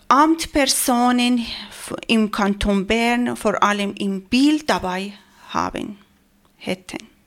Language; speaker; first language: German; non-native, learner; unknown